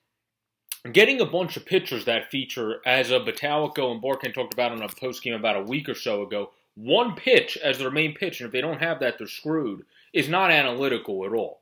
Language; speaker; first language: English; native; English